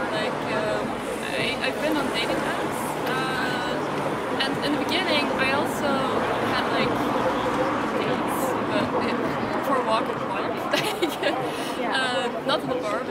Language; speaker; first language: English; non-native, fluent; Dutch